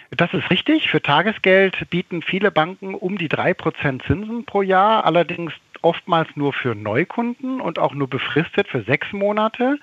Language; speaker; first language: German; native; German